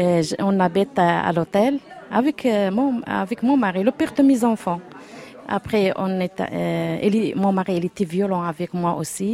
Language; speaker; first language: French; non-native, learner; Arabic